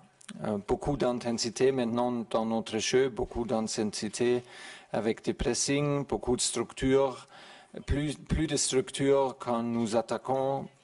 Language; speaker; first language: French; non-native, learner; German